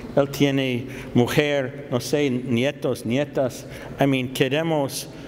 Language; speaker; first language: Spanish; non-native, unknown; English